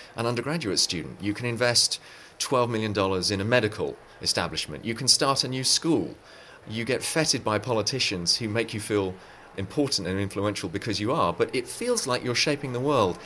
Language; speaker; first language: English; native; English